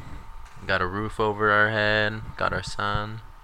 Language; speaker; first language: English; native; English